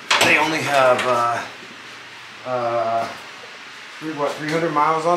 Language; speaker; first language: English; native; English